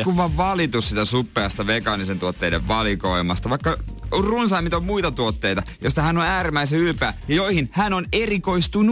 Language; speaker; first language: Finnish; native; Finnish